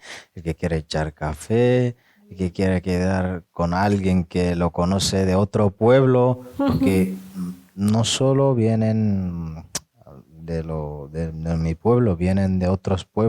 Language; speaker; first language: Spanish; non-native, fluent; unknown